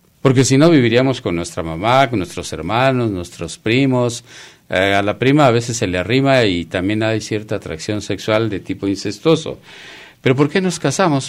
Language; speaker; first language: Spanish; native; Spanish